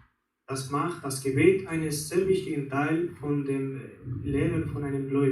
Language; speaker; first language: German; non-native, fluent; Spanish